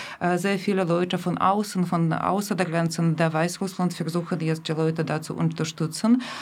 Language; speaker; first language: German; non-native, fluent; Russian